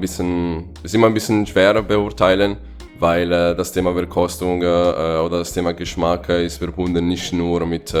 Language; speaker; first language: German; non-native, fluent; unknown